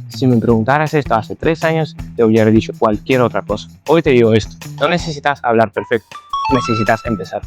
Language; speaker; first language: Spanish; non-native, fluent; Ukrainian